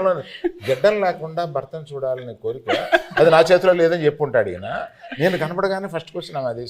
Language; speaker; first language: Telugu; native; Telugu